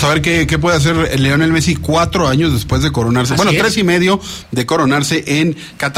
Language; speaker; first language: Spanish; native; Spanish